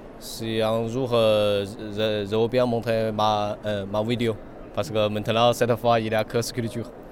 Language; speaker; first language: French; non-native, learner; Chinese